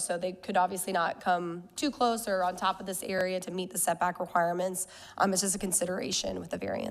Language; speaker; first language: English; native; English